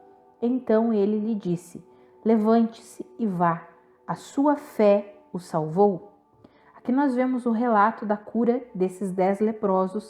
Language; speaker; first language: Portuguese; native; Portuguese